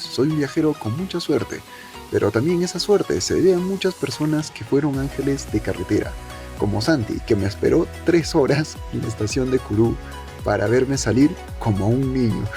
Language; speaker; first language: Spanish; native; Spanish